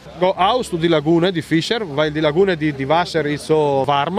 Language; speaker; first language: German; non-native, learner; Italian